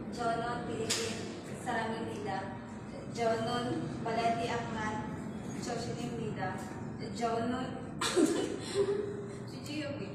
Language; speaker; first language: Korean; non-native, learner; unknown